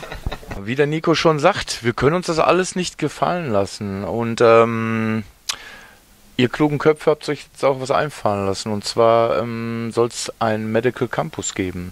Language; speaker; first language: German; native; German